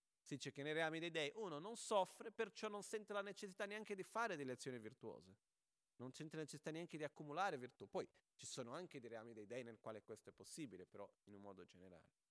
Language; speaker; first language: Italian; non-native, fluent; Portuguese